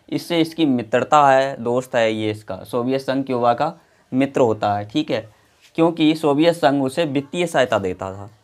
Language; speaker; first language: Hindi; native; Hindi